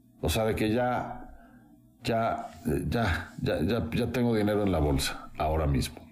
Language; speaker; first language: Spanish; native; Spanish